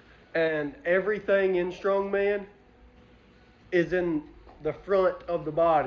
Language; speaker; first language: English; native; English